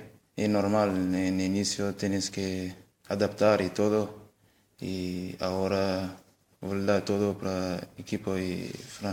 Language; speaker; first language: Spanish; non-native, learner; Portuguese